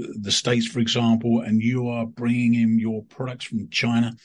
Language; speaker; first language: English; native; English